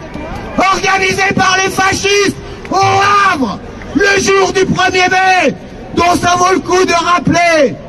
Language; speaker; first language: French; native; French